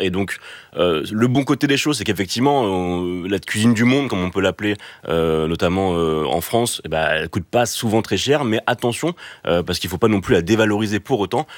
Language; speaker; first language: French; native; French